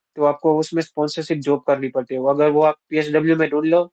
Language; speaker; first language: Hindi; non-native, local second language; Gujarati